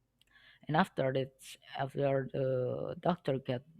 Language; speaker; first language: English; non-native, learner; Indonesian